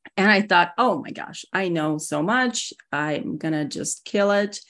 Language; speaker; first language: English; non-native, fluent; Russian